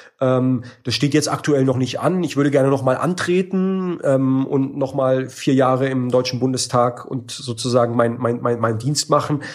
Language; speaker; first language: German; native; German